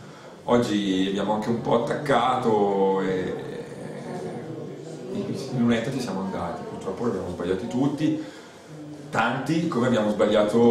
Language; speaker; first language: Italian; native; Italian